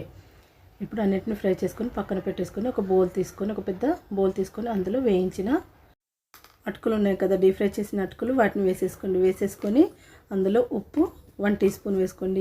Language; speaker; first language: Telugu; native; Telugu